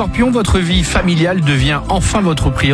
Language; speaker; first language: French; native; French